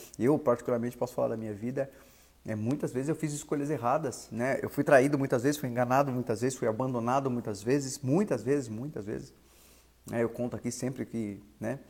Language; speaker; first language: Portuguese; native; Portuguese